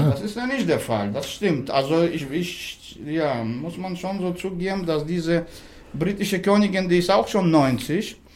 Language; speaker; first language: German; non-native, fluent; Russian